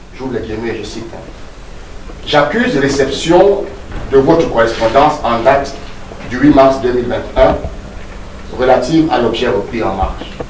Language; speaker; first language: French; non-native, local second language; Duala